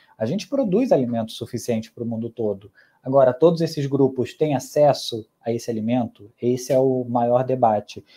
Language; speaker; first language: Portuguese; native; Portuguese